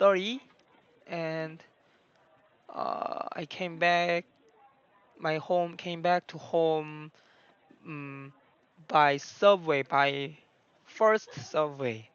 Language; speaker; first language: English; non-native, learner; Korean